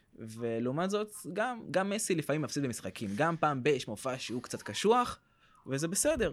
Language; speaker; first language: Hebrew; early bilingual, other home language; French